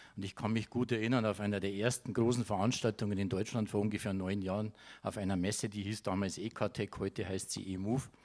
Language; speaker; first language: German; native; German